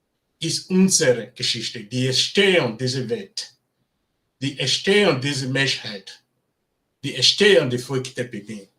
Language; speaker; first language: German; non-native, learner; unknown